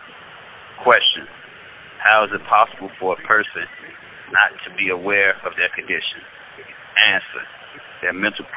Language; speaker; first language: English; native; English